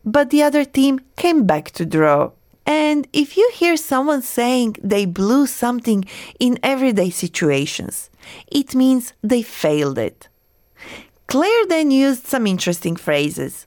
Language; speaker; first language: English; non-native, fluent; Croatian